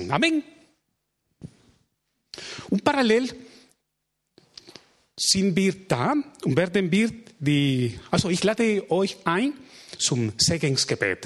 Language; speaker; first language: German; non-native, fluent; Spanish